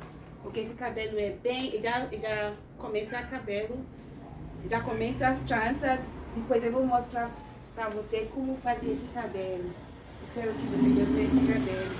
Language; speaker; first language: Portuguese; non-native, learner; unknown